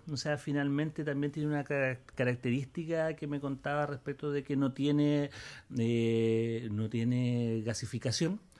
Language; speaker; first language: Spanish; native; Spanish